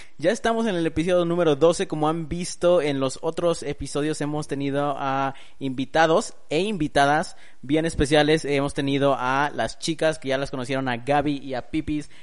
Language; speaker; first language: Spanish; early bilingual, heritage; Spanish